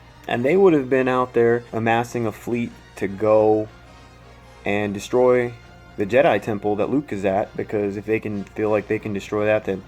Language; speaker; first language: English; native; English